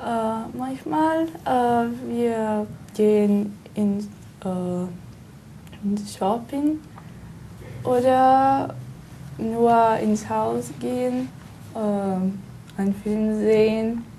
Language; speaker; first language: German; non-native, learner; Portuguese